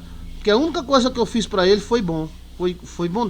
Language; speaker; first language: Portuguese; native; Portuguese